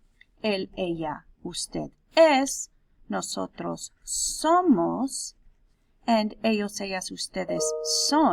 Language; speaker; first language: Spanish; non-native, fluent; English